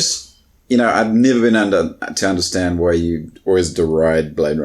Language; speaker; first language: English; native; English